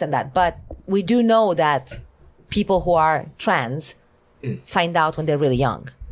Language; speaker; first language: English; non-native, fluent; Italian